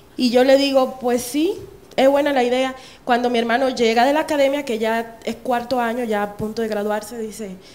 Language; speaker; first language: Spanish; native; Spanish